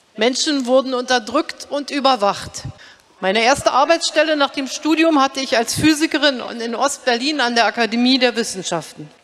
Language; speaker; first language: German; native; German